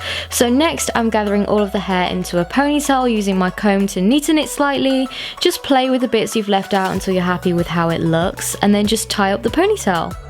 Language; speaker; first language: English; native; English